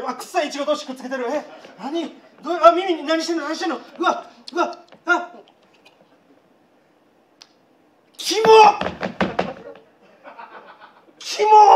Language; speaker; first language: Japanese; native; Japanese